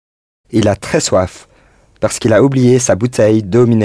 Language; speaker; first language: French; non-native, learner; English